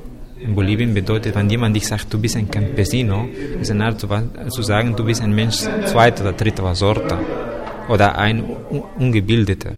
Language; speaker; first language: German; non-native, fluent; Spanish